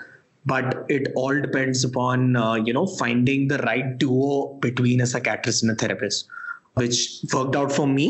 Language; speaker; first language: English; non-native, local second language; Hindi